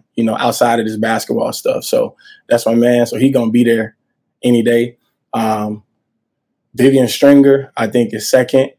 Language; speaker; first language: English; native; English